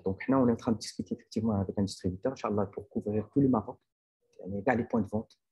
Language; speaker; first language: French; non-native, local second language; Arabic